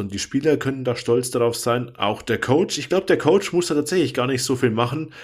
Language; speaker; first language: German; native; German